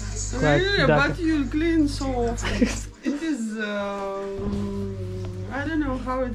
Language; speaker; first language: English; non-native, learner; Russian